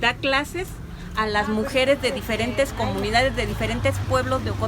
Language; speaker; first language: Spanish; native; Spanish